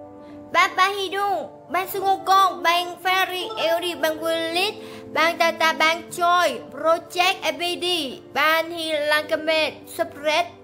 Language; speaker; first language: Indonesian; non-native, learner; Vietnamese